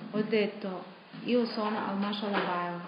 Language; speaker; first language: Italian; non-native, fluent; Russian